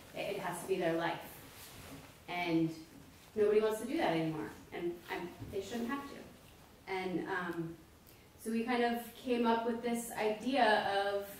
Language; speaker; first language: English; native; English